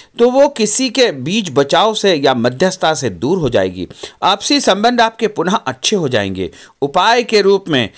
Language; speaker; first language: Hindi; native; Hindi